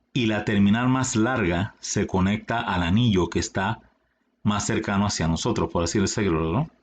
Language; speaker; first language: Spanish; native; Spanish